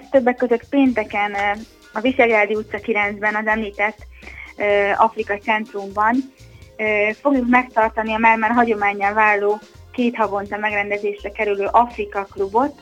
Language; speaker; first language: Hungarian; native; Hungarian